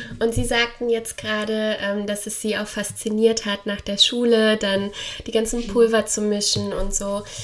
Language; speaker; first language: German; native; German